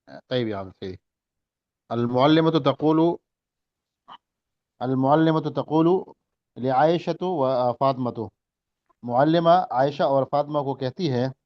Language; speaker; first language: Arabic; non-native, learner; Urdu